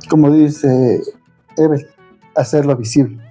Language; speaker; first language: Spanish; native; Spanish